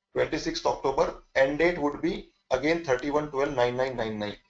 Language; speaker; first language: English; non-native, local second language; Hindi